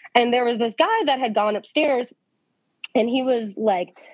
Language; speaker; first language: English; native; English